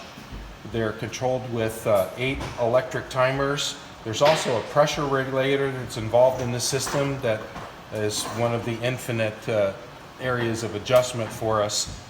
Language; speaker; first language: English; native; English